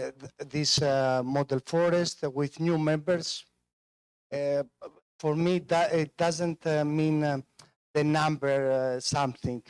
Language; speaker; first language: English; non-native, fluent; Greek